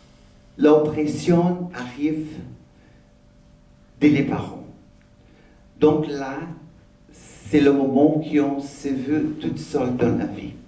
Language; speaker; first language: French; non-native, learner; Portuguese